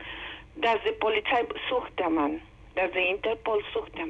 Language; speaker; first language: German; non-native, learner; Spanish